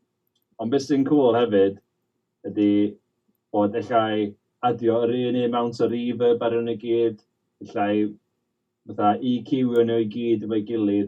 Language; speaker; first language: Welsh; native; Welsh